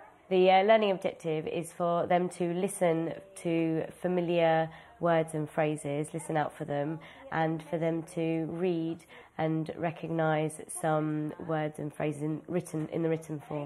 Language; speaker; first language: English; native; English